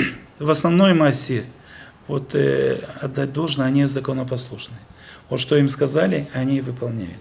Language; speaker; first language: Russian; native; Russian